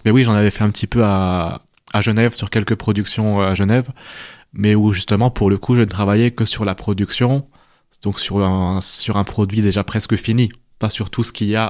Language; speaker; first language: French; native; French